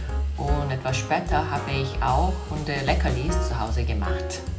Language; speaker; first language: German; non-native, fluent; Korean